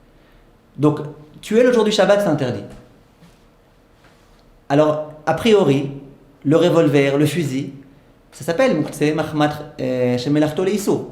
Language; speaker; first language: French; native; French